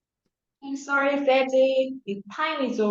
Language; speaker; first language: English; non-native, learner; Korean